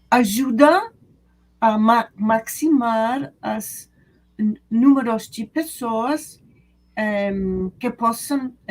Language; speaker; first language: Portuguese; non-native, learner; English